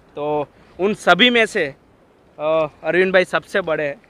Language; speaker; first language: Hindi; non-native, local second language; Gujarati